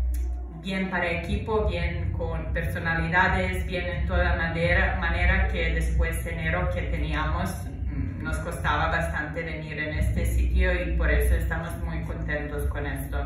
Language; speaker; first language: Spanish; non-native, fluent; Serbian